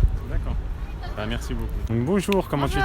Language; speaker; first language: French; native; French